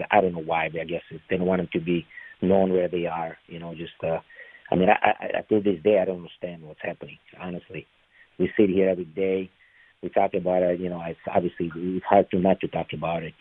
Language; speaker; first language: English; non-native, fluent; Ukrainian